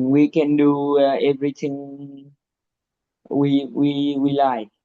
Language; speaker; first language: English; non-native, learner; Vietnamese